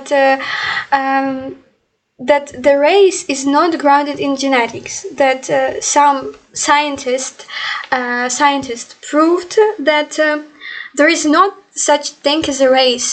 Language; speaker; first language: English; non-native, fluent; Ukrainian